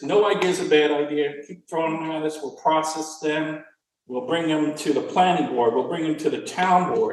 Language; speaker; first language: English; native; English